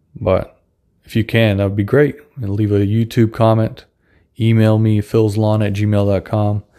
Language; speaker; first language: English; non-native, fluent; Russian